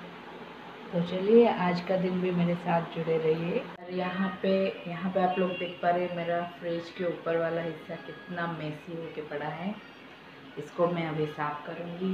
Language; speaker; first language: Hindi; non-native, local second language; Odia